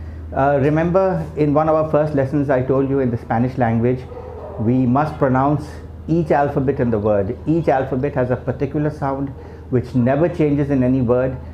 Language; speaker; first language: English; non-native, local second language; Urdu